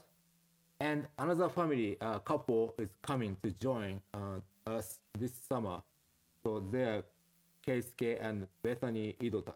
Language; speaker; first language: English; non-native, fluent; Japanese